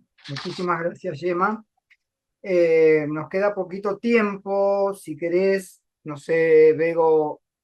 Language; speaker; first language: Spanish; native; Spanish